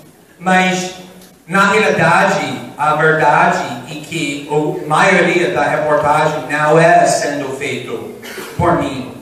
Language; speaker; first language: Portuguese; non-native, fluent; English